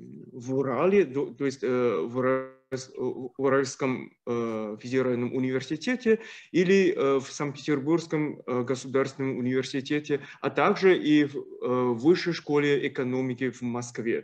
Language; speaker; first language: Russian; non-native, fluent; Chinese